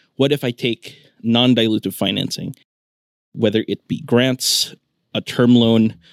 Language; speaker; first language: English; non-native, local second language; Filipino